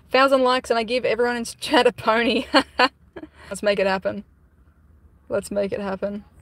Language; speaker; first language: English; native; English